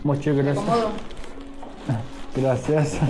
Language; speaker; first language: Spanish; non-native, learner; Mongolian